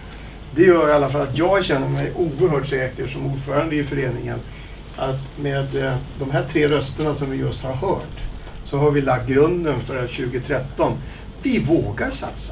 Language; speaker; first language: Swedish; native; Swedish